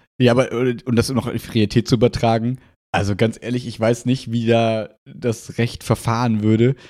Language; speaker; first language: German; native; German